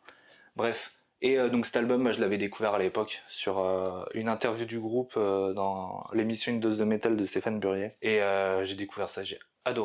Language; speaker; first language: French; native; French